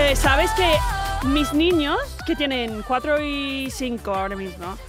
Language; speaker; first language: Spanish; non-native, fluent; English